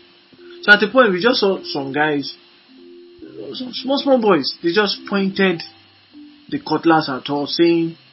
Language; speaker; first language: English; non-native, local second language; Yoruba